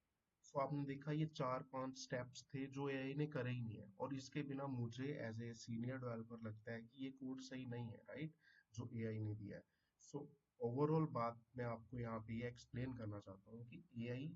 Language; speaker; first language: Hindi; non-native, local second language; Punjabi